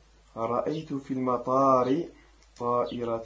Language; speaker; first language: Arabic; non-native, learner; French